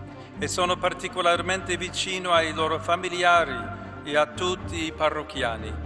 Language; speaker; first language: Italian; non-native, fluent; English